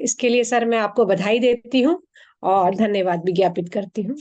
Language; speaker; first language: Hindi; non-native, local second language; Morisyen